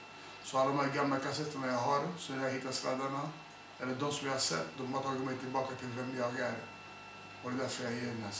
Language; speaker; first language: Swedish; non-native, fluent; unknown